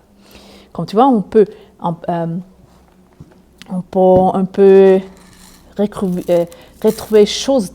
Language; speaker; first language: French; non-native, learner; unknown